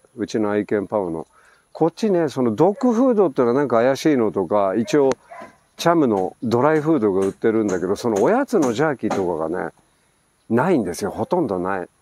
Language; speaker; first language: Japanese; native; Japanese